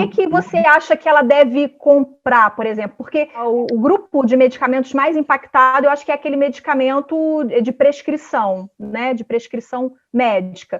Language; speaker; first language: Portuguese; native; Portuguese